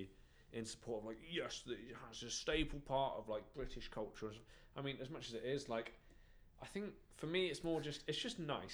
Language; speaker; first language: English; native; English